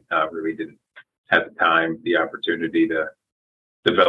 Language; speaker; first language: English; native; English